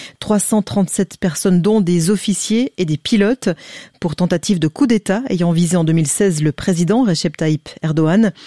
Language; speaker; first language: French; native; French